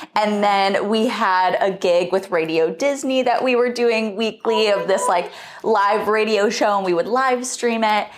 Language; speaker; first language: English; native; English